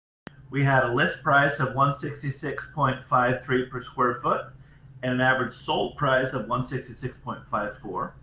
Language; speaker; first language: English; native; English